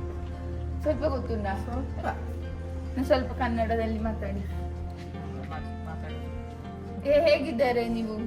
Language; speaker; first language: Kannada; non-native, local second language; Malayalam